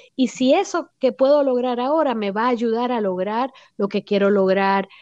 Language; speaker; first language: Spanish; native; Spanish